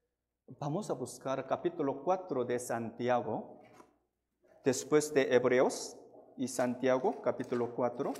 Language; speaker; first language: Spanish; non-native, fluent; Korean